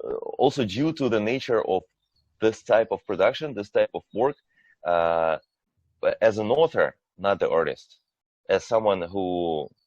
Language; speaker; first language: English; non-native, fluent; Russian